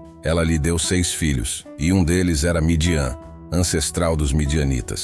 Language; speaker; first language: Portuguese; native; Portuguese